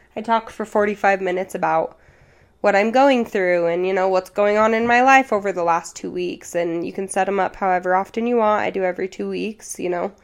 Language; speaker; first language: English; native; English